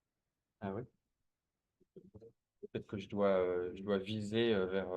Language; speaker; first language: French; native; French